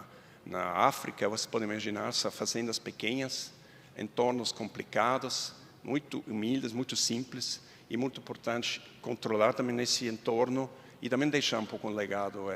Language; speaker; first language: Portuguese; non-native, fluent; Swiss German